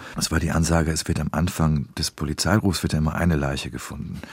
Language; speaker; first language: German; early bilingual, other home language; Polish